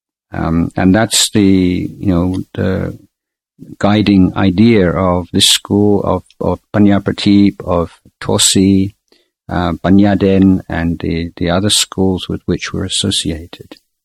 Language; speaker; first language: English; native; English